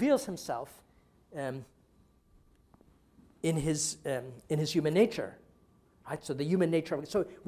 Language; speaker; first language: English; native; English